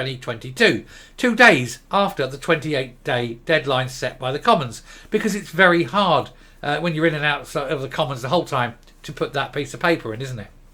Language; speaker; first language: English; native; English